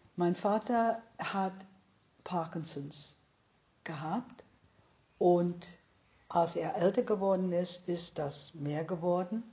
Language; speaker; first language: German; non-native, fluent; English